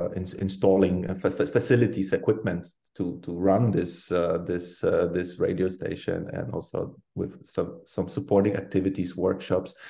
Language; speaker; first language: English; non-native, fluent; Polish